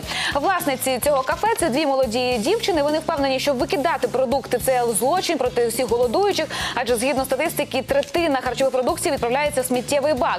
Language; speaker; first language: Ukrainian; native; Ukrainian